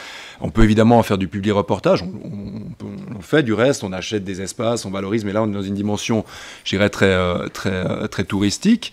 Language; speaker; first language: French; native; French